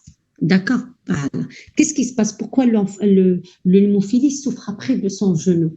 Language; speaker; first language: French; non-native, local second language; Arabic